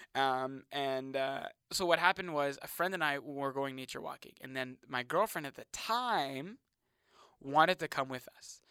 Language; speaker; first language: English; native; English